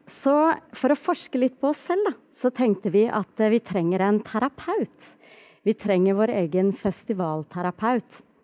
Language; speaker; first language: Norwegian; native; Norwegian